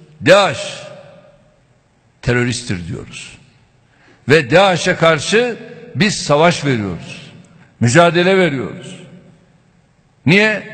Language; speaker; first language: Turkish; native; Turkish